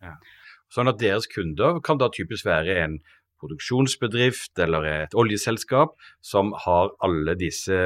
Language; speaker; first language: Norwegian; native; Norwegian